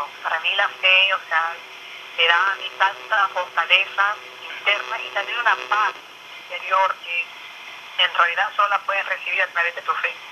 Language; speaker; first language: Spanish; early bilingual, other home language; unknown